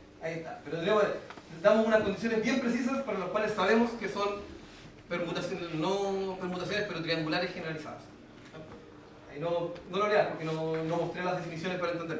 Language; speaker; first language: Spanish; native; Spanish